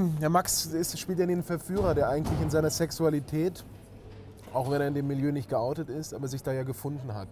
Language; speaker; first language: German; native; German